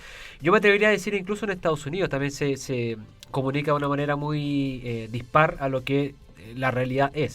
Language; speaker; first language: Spanish; native; Spanish